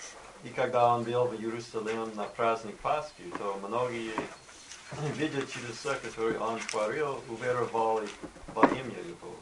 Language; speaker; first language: Russian; non-native, learner; English